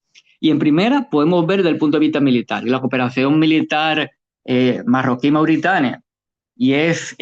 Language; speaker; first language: Spanish; native; Spanish